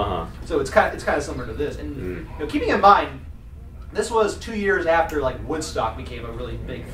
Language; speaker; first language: English; native; English